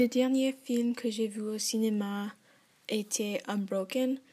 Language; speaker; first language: French; non-native, learner; English